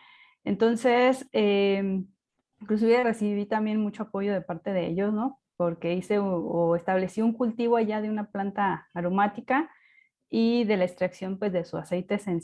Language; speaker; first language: Spanish; native; Spanish